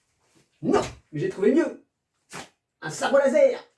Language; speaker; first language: French; native; French